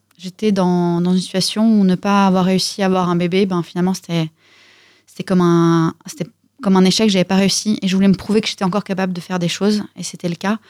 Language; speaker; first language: French; early bilingual, other home language; Russian